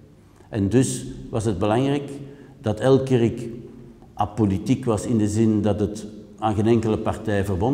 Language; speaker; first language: Dutch; native; Dutch